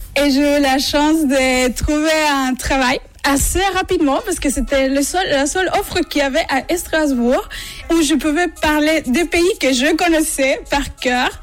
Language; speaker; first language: French; non-native, fluent; Spanish